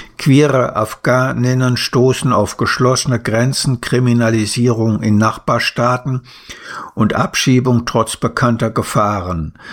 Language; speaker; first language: German; native; German